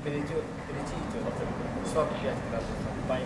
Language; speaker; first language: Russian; non-native, learner; Chinese